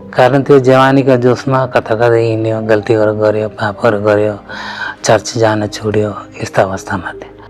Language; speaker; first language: Nepali; non-native, fluent; Malayalam